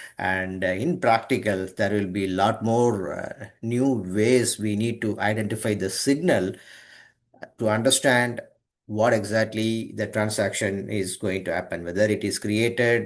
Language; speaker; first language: English; non-native, local second language; Tamil